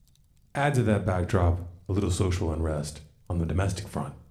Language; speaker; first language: English; native; English